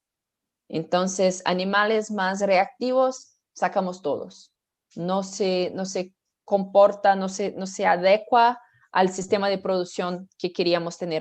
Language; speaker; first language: Spanish; non-native, fluent; Portuguese